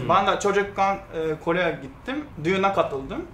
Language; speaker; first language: Turkish; non-native, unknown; Japanese